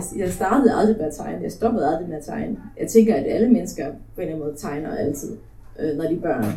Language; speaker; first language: Danish; early bilingual, other home language; Polish